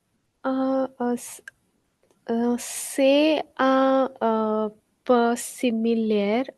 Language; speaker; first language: French; non-native, learner; Hindi